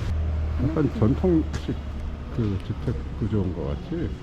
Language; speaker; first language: Korean; native; Korean